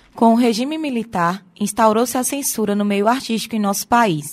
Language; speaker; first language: Portuguese; native; Portuguese